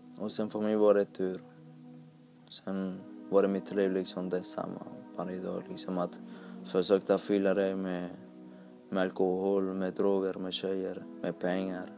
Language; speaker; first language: Swedish; early bilingual, other home language; Spanish